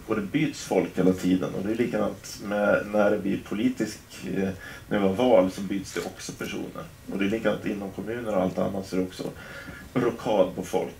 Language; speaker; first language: Swedish; native; Swedish